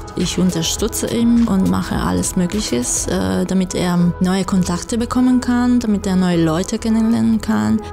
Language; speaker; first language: German; non-native, fluent; Italian